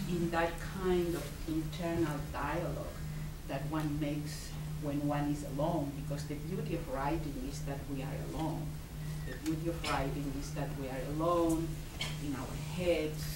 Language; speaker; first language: English; non-native, fluent; Spanish